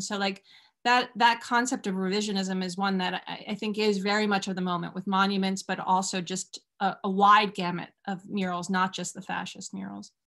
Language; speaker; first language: English; early bilingual, other home language; Spanish